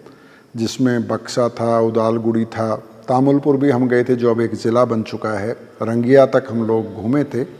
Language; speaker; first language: Hindi; native; Hindi